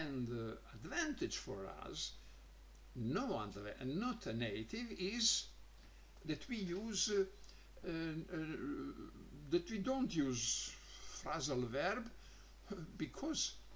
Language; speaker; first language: English; non-native, learner; Croatian